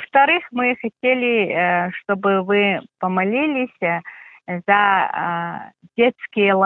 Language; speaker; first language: Russian; non-native, fluent; Mongolian